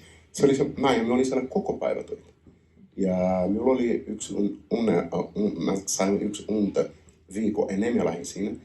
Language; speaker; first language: Finnish; non-native, learner; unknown